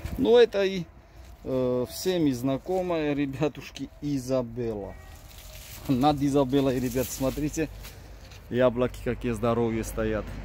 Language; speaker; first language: Russian; non-native, local second language; Georgian